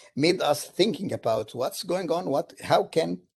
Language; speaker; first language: English; non-native, fluent; Arabic